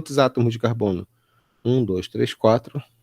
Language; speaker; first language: Portuguese; native; Portuguese